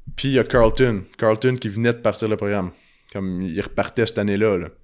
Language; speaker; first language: French; native; French